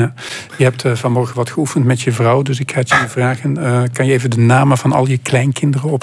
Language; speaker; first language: Dutch; native; Dutch